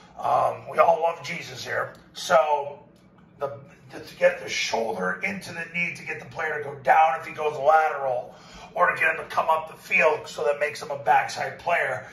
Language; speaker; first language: English; native; English